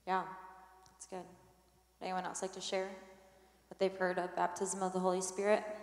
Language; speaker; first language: English; native; English